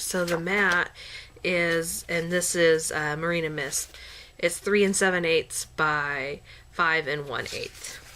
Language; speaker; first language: English; native; English